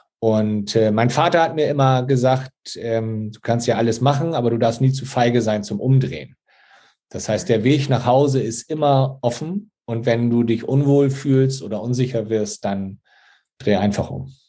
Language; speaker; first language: German; native; German